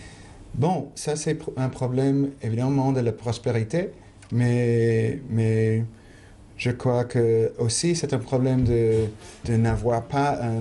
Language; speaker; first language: French; non-native, fluent; English